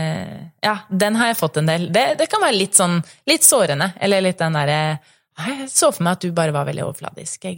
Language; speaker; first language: Norwegian; native; Norwegian